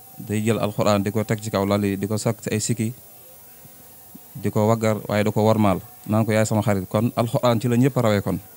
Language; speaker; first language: Wolof; native; Wolof